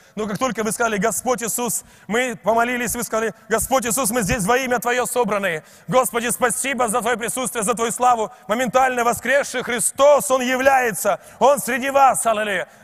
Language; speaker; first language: Russian; native; Russian